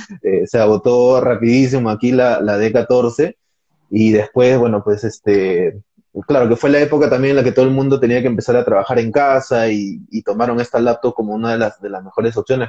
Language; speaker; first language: Spanish; native; Spanish